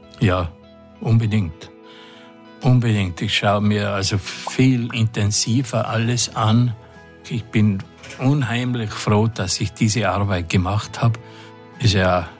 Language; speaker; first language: German; native; German